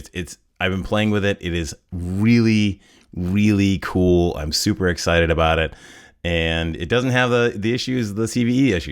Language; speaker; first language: English; native; English